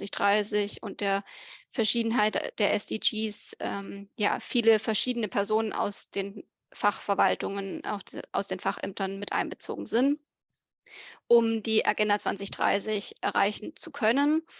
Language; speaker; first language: German; native; German